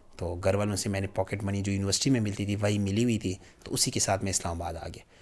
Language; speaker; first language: Urdu; non-native, local second language; Pashto